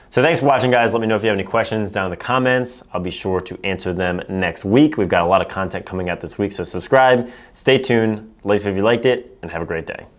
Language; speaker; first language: English; native; English